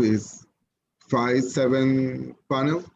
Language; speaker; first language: English; non-native, learner; Spanish